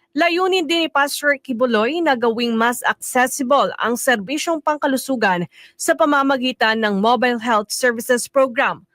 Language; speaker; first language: Filipino; native; Filipino